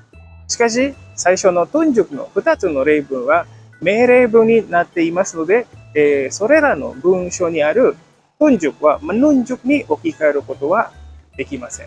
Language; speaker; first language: Japanese; non-native, fluent; Indonesian